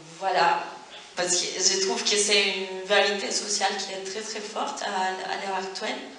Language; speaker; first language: French; non-native, fluent; Spanish